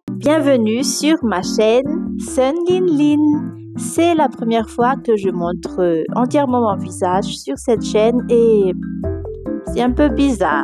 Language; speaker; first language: French; non-native, local second language; Malagasy